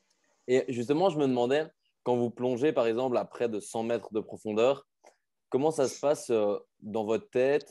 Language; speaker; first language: French; native; French